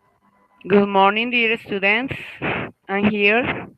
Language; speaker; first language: English; non-native, fluent; Spanish